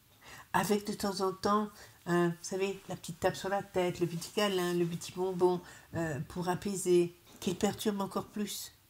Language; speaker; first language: French; native; French